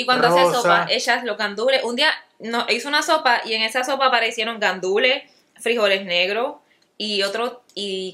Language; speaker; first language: Spanish; native; Spanish